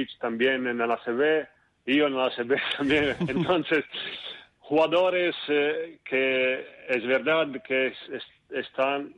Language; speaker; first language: Spanish; non-native, fluent; Italian